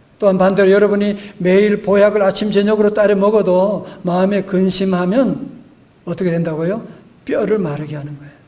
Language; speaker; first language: Korean; native; Korean